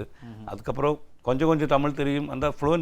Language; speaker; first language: Tamil; non-native, learner; Malayalam